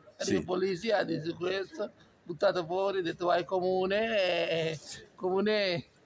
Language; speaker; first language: Italian; non-native, fluent; Sinhala